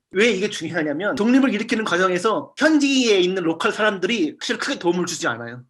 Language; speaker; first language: Korean; native; Korean